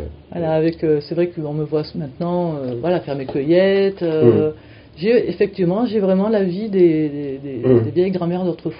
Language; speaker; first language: French; native; French